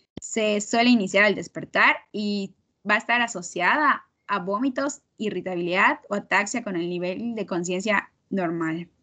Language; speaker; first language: Spanish; native; Spanish